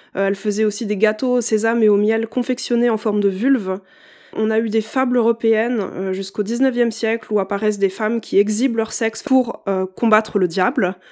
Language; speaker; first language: French; native; French